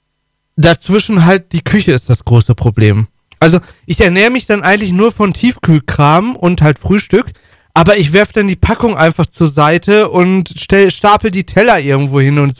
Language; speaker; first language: German; native; German